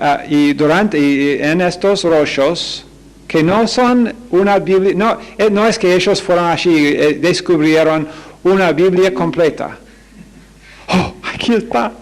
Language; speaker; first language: Spanish; non-native, fluent; English